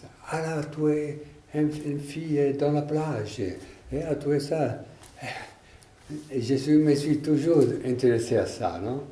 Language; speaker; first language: French; non-native, learner; Italian